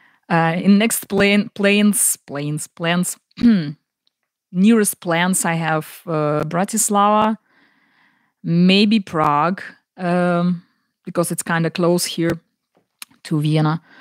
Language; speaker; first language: English; non-native, fluent; Ukrainian